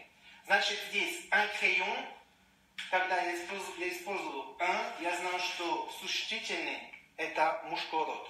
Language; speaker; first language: Russian; non-native, learner; French